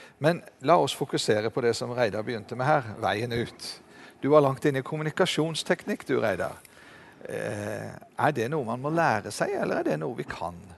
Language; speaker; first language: Norwegian; native; Norwegian